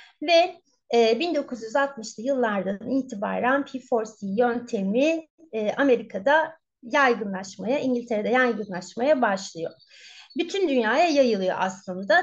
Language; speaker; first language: Turkish; native; Turkish